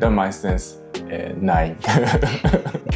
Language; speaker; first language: German; non-native, learner; Japanese